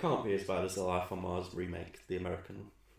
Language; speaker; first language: English; native; English